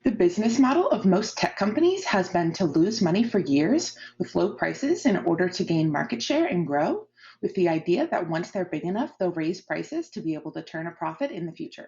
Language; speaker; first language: English; native; English